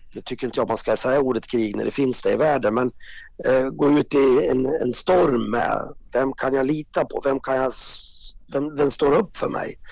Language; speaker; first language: Swedish; native; Swedish